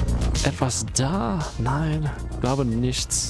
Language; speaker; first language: German; non-native, fluent; English